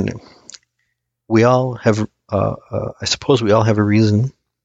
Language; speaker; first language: English; early bilingual, other home language; Assyrian Neo-Aramaic